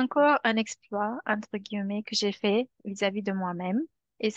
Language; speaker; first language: French; non-native, fluent; Romanian